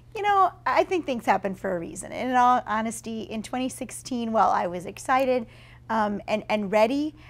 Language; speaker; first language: English; native; English